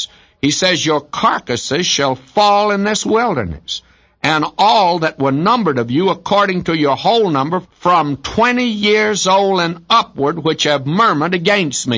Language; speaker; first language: English; native; English